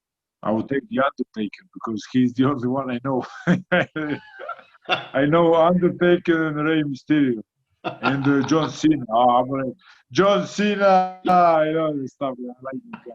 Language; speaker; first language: English; non-native, fluent; Croatian